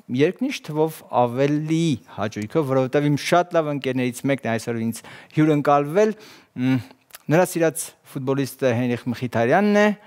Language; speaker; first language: Armenian; native; Armenian